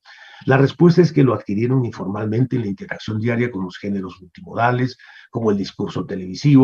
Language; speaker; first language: Spanish; native; Spanish